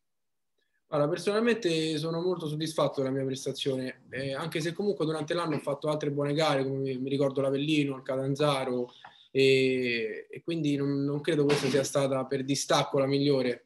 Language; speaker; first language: Italian; native; Italian